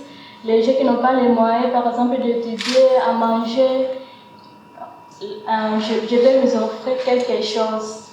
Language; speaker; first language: French; non-native, fluent; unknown